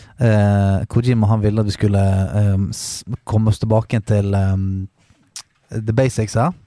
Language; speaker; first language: Norwegian; native; Norwegian